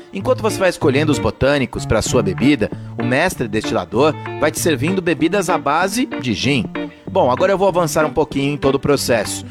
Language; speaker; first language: Portuguese; native; Portuguese